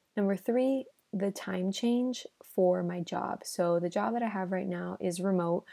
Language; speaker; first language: English; early bilingual, other home language; Spanish